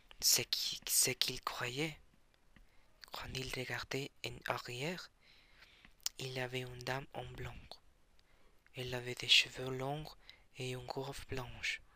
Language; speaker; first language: French; non-native, learner; Spanish